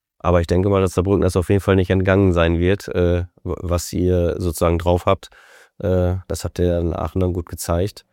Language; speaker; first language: German; native; German